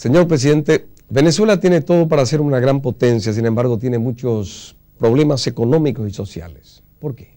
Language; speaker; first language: Spanish; native; Spanish